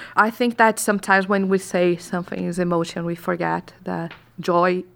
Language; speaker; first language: English; non-native, fluent; Portuguese